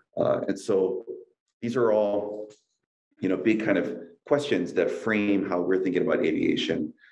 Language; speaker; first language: English; native; English